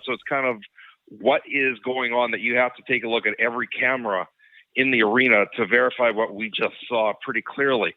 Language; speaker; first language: English; native; English